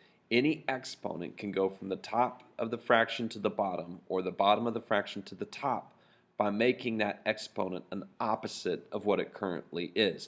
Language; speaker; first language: English; native; English